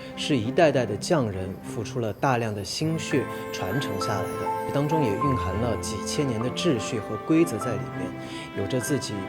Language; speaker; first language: Chinese; native; Chinese